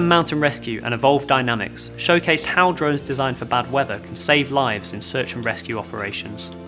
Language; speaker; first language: English; native; English